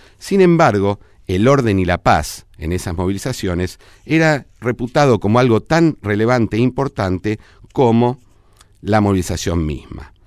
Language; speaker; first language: Spanish; native; Spanish